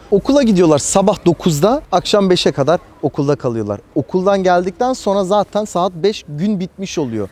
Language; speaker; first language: Turkish; early bilingual, heritage; Turkish